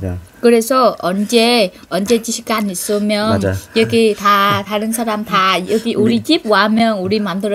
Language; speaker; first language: Korean; non-native, learner; Vietnamese